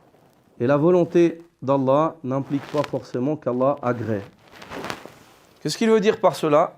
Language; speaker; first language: French; native; French